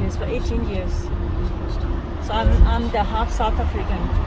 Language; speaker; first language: English; non-native, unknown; Thai